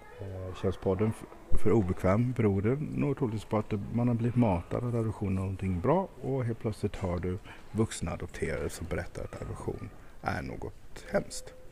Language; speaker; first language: Swedish; native; Swedish